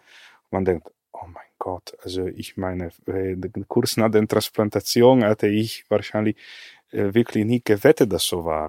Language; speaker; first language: German; non-native, fluent; Italian